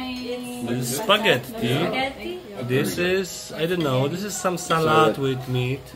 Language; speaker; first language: English; non-native, learner; Polish